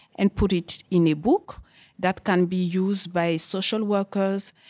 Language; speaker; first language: English; non-native, fluent; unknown